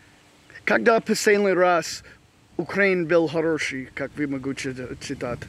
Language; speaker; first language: Russian; non-native, learner; English